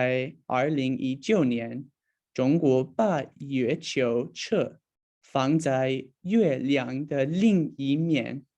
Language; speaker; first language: Chinese; non-native, learner; English